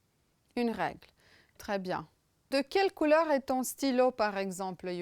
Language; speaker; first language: French; non-native, fluent; Romanian